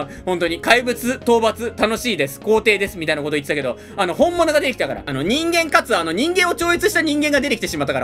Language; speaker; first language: Japanese; native; Japanese